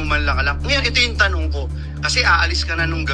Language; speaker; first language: Filipino; native; Filipino